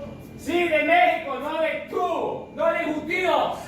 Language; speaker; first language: Spanish; non-native, learner; English